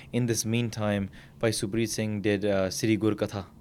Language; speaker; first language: English; early bilingual, other home language; Punjabi